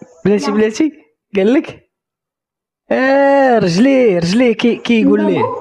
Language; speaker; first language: Arabic; native; Arabic